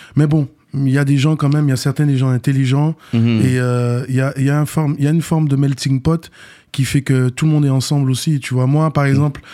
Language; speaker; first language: French; native; French